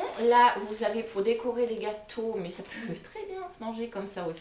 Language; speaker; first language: French; native; French